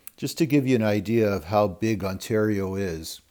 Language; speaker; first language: English; native; English